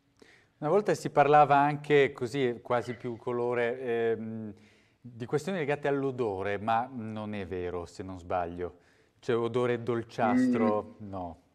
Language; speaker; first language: Italian; native; Italian